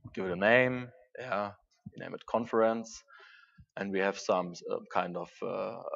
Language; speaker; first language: English; non-native, fluent; German